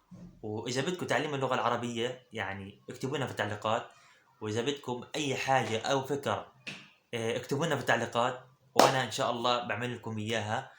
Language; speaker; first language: Arabic; early bilingual, other home language; Somali